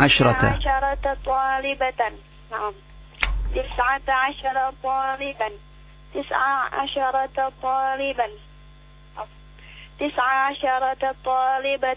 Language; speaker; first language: Arabic; non-native, learner; Indonesian